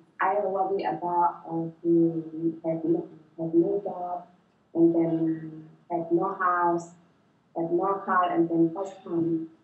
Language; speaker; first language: English; non-native, learner; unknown